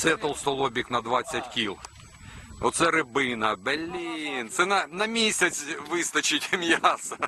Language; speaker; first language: Ukrainian; non-native, local second language; Russian